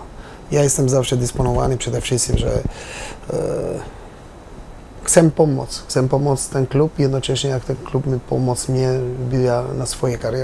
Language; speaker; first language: Polish; non-native, learner; Albanian